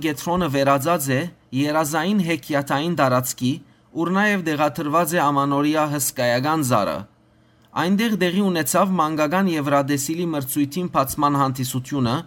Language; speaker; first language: Armenian; early bilingual, heritage; Armenian